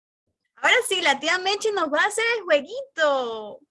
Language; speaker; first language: Spanish; native; Spanish